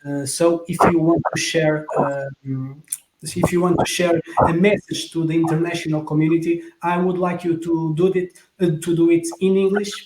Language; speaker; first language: English; non-native, fluent; Portuguese